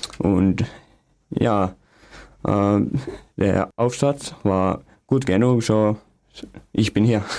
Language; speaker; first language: German; non-native, learner; Finnish